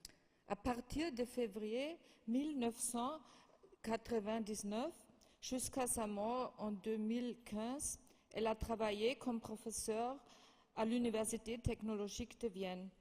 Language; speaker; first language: French; non-native, fluent; German